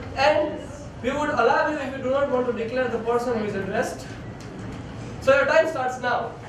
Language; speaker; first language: English; non-native, local second language; Gujarati